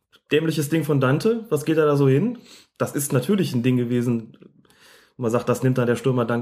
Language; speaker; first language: German; native; German